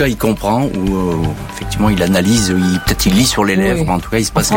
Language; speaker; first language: French; native; French